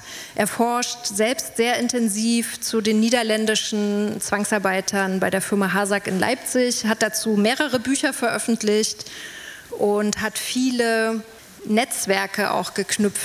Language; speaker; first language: German; native; German